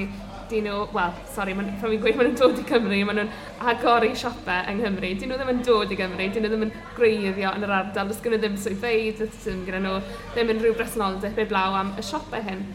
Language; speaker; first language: Welsh; native; Welsh